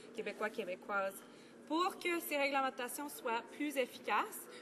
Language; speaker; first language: French; native; French